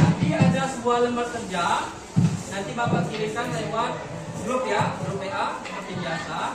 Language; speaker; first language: Indonesian; native; Indonesian